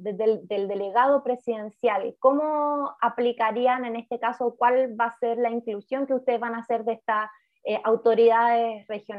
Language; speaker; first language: Spanish; native; Spanish